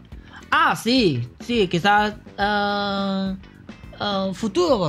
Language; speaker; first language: Spanish; non-native, learner; Chinese